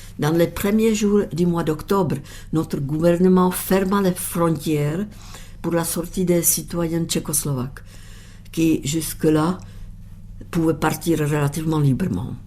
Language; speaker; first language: French; non-native, fluent; Czech